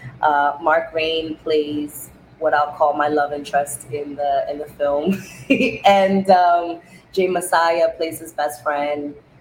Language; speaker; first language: English; early bilingual, other home language; Spanish